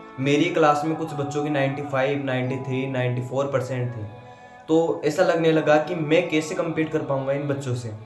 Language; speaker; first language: Hindi; native; Hindi